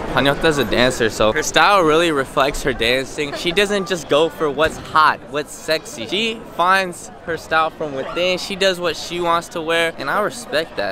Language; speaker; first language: English; native; English